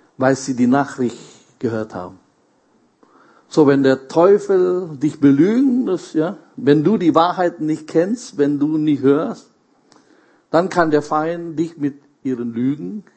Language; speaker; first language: German; non-native, fluent; Indonesian